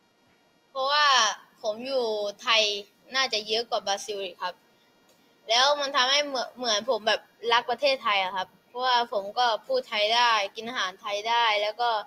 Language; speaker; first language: Thai; early bilingual, other home language; Portuguese